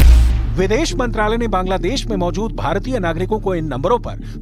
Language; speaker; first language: Hindi; native; Hindi